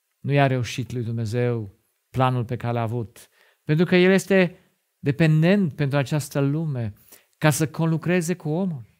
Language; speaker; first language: Romanian; non-native, fluent; German